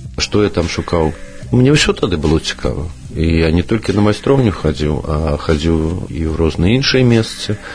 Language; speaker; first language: Belarusian; non-native, local second language; Russian